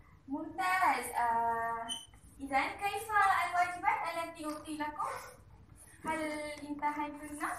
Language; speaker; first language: Arabic; non-native, learner; Malay